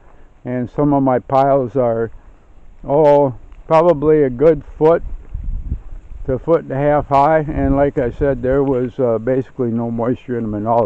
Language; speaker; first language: English; native; English